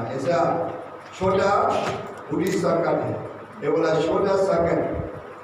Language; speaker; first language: Hindi; non-native, fluent; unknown